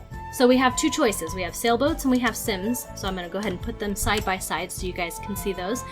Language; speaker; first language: English; native; English